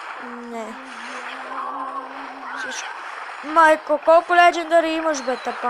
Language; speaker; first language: Bulgarian; native; Bulgarian